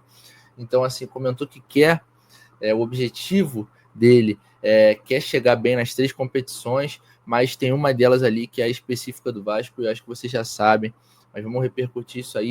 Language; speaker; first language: Portuguese; native; Portuguese